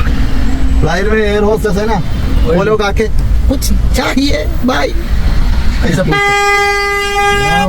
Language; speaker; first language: Hindi; non-native, local second language; Malayalam